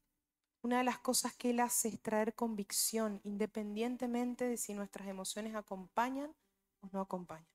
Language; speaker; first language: Spanish; native; Spanish